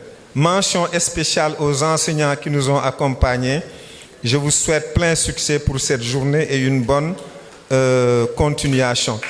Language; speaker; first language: French; non-native, local second language; Wolof